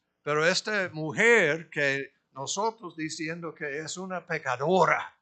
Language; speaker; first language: Spanish; non-native, fluent; English